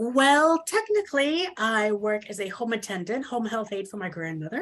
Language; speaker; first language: English; native; English